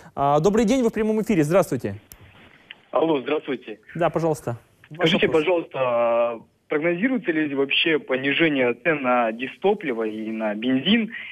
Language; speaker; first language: Russian; native; Russian